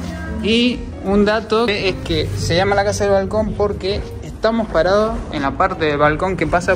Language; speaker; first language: Spanish; native; Spanish